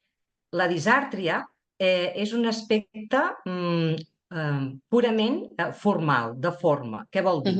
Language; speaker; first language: Catalan; native; Catalan